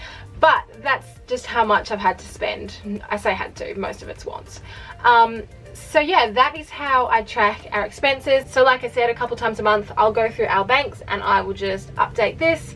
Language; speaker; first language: English; native; English